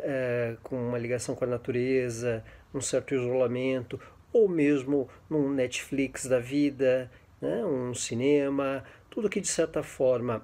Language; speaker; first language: Portuguese; native; Portuguese